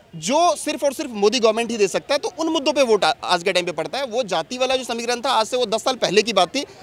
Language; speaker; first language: Hindi; native; Hindi